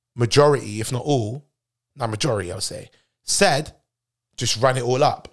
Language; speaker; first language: English; native; English